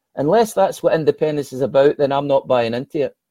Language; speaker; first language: English; native; English